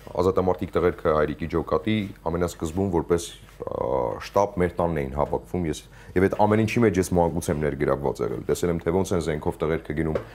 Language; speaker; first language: Armenian; native; Armenian